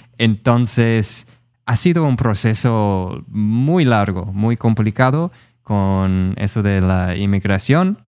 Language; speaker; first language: Spanish; non-native, fluent; English